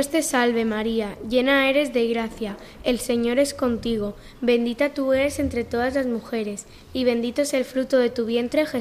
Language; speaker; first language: Spanish; native; Spanish